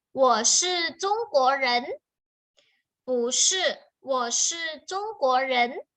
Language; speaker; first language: Chinese; non-native, fluent; Thai